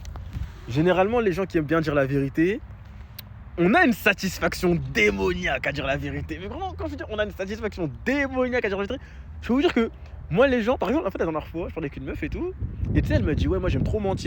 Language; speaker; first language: French; native; French